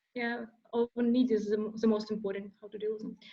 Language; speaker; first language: English; non-native, learner; Russian